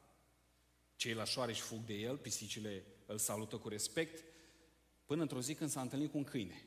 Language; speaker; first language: Romanian; native; Romanian